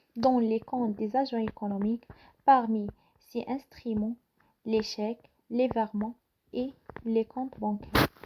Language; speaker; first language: French; non-native, local second language; Arabic